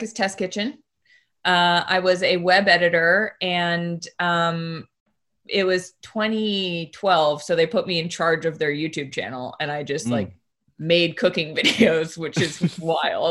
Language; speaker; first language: English; native; English